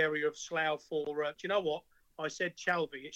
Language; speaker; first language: English; native; English